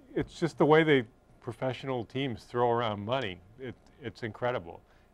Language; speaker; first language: English; native; English